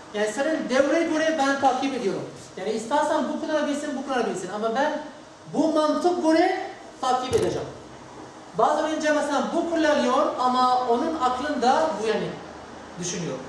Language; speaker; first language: Turkish; non-native, learner; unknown